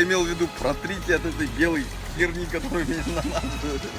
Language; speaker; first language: Russian; native; Russian